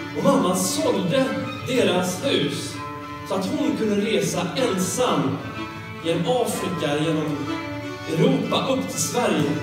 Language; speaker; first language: Swedish; native; Swedish